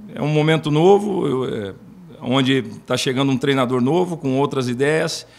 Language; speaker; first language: Portuguese; native; Portuguese